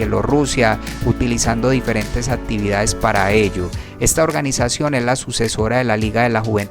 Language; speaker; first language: Spanish; native; Spanish